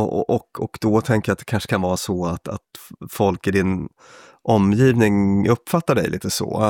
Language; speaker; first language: Swedish; native; Swedish